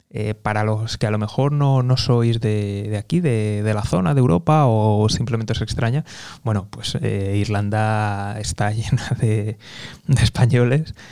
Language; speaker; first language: Spanish; native; Spanish